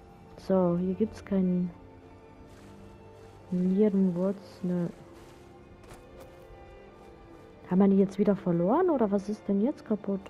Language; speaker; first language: German; native; German